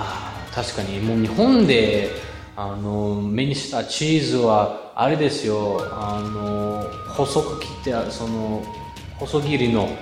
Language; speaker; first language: Japanese; non-native, fluent; Bulgarian